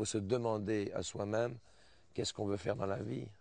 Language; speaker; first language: French; native; French